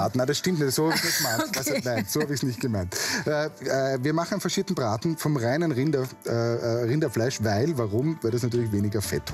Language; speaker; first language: German; native; German